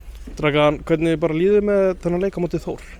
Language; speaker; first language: Icelandic; native; Icelandic